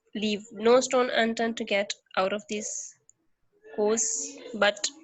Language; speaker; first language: English; non-native, local second language; Urdu